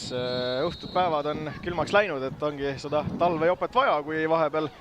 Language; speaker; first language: Estonian; native; Estonian